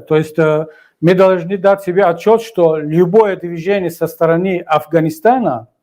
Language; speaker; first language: Russian; non-native, local second language; Tajik